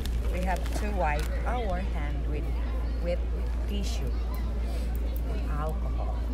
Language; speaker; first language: English; non-native, local second language; Filipino